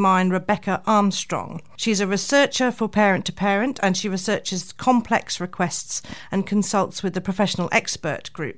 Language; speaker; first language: English; native; English